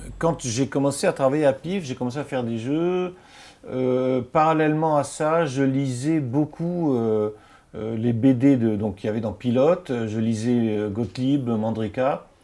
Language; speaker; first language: French; non-native, local second language; Arabic